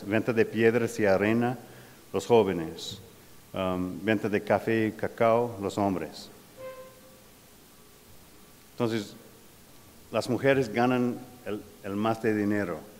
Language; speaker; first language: Spanish; non-native, fluent; English